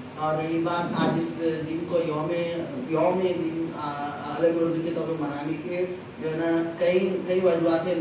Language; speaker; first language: Urdu; native; Urdu